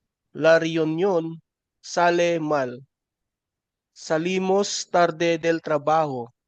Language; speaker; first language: Spanish; non-native, learner; Filipino